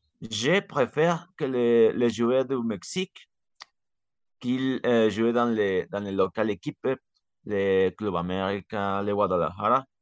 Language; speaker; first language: French; non-native, learner; Spanish